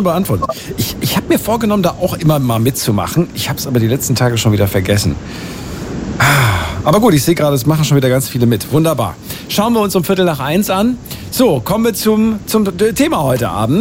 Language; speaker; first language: German; native; German